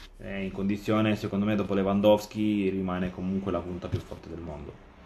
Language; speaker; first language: Italian; non-native, fluent; Arabic